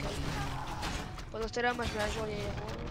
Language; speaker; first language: French; native; French